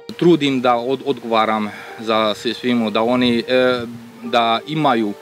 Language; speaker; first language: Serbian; non-native, local second language; Hungarian